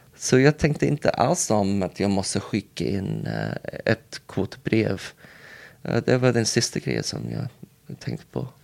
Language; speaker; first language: Swedish; non-native, learner; English